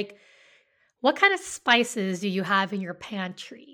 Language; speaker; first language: English; early bilingual, other home language; Vietnamese